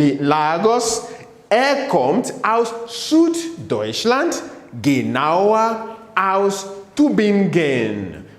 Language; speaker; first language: German; non-native, fluent; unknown